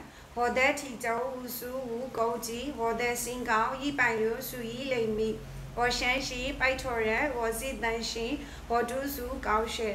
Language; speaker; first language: Chinese; non-native, learner; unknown